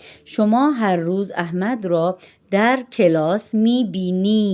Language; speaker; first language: Persian; non-native, fluent; Urdu